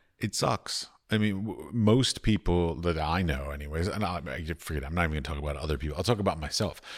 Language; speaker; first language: English; native; English